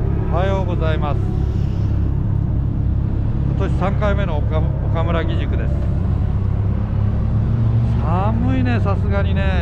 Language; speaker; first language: Japanese; native; Japanese